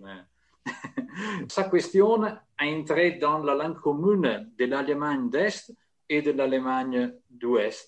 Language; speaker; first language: French; non-native, fluent; Italian